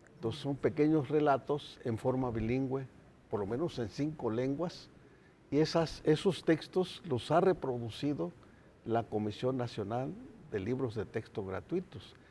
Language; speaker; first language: Spanish; non-native, local second language; Nahuatl languages